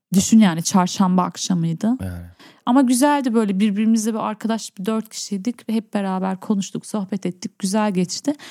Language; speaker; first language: Turkish; early bilingual, heritage; Turkish